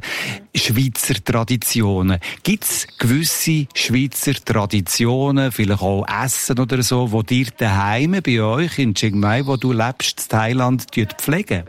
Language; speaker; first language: German; native; German